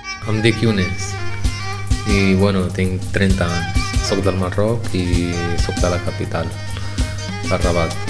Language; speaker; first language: Catalan; non-native, learner; Arabic